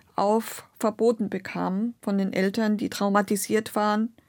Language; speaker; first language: German; non-native, local second language; Romany